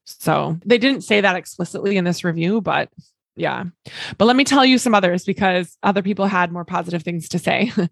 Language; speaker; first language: English; native; English